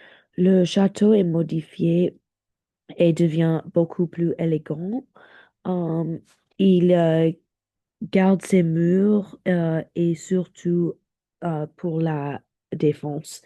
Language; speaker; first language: French; non-native, learner; English